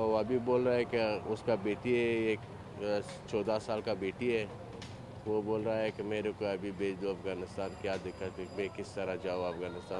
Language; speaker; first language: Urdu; non-native, learner; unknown